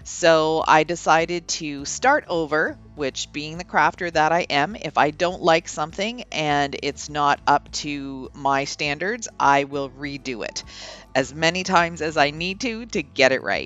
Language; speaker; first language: English; native; English